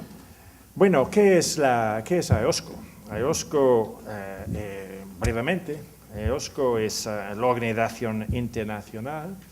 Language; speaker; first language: Spanish; non-native, learner; English